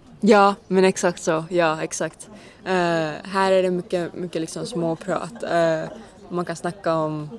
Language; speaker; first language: Swedish; non-native, local second language; Finnish